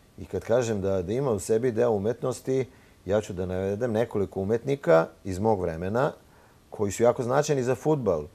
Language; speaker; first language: Serbian; native; Serbian